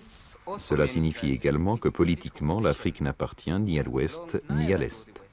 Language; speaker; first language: French; native; French